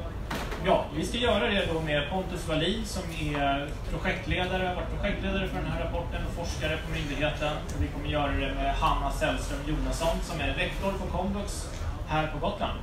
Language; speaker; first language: Swedish; native; Swedish